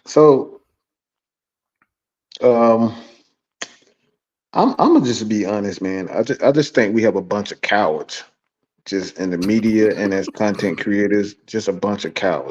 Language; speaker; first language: English; native; English